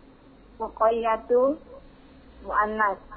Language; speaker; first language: Arabic; non-native, learner; Indonesian